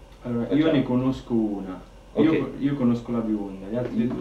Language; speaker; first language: Italian; native; Italian